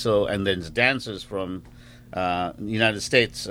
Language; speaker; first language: English; non-native, local second language; Bangla